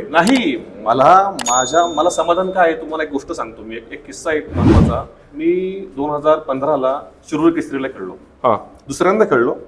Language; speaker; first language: Marathi; native; Marathi